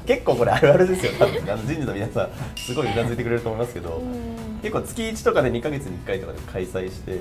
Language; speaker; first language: Japanese; native; Japanese